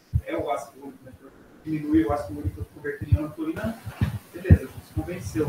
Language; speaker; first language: Portuguese; native; Portuguese